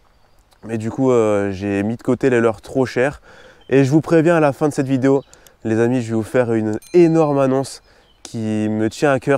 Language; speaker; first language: French; native; French